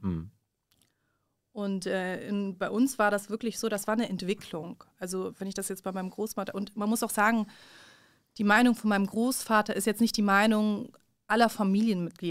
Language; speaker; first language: German; early bilingual, other home language; Persian